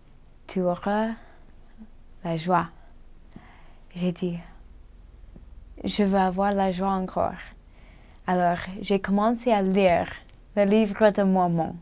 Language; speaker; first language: French; non-native, learner; English